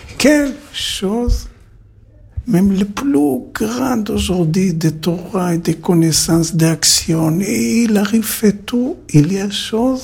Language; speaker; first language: French; non-native, learner; Hebrew